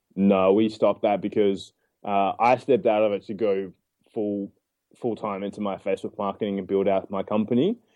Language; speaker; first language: English; native; English